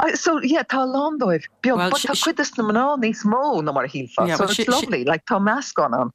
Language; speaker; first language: Irish; non-native, local second language; English